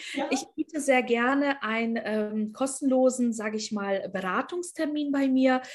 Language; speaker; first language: German; non-native, fluent; Ukrainian